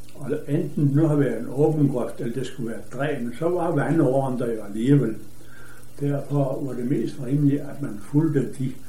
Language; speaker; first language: Danish; native; Danish